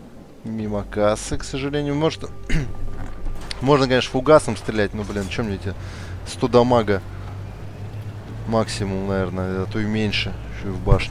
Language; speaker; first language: Russian; native; Russian